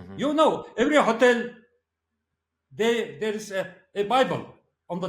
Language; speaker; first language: English; non-native, learner; Mongolian